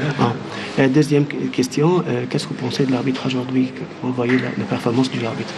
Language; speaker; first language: French; non-native, fluent; Arabic